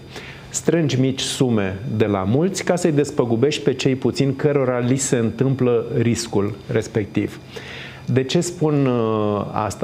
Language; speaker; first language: Romanian; native; Romanian